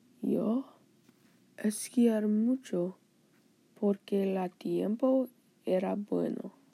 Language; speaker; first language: Spanish; non-native, learner; English